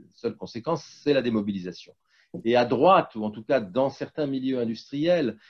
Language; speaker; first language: French; native; French